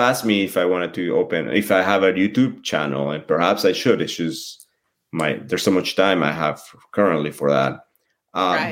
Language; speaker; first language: English; non-native, fluent; French